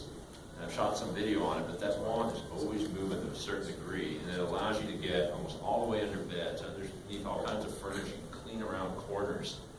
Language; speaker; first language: English; native; English